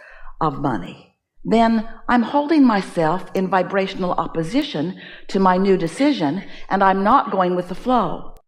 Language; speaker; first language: English; native; English